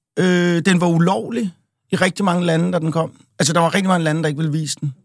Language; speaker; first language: Danish; native; Danish